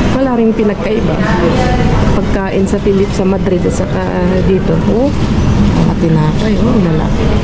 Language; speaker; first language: Filipino; non-native, local second language; Iloko